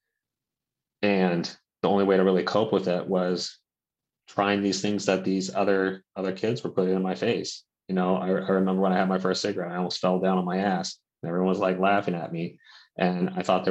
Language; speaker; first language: English; native; English